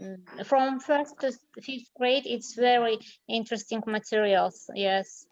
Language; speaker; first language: English; non-native, learner; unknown